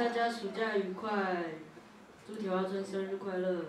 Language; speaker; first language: Chinese; native; Chinese